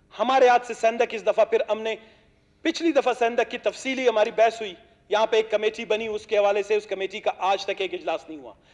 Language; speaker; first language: Urdu; non-native, local second language; Baluchi